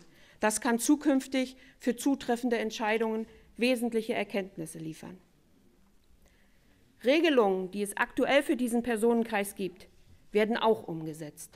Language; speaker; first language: German; native; German